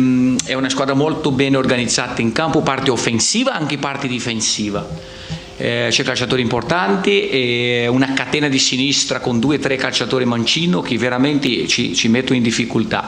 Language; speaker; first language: Italian; non-native, fluent; Portuguese